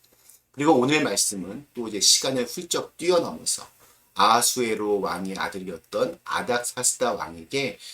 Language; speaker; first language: Korean; native; Korean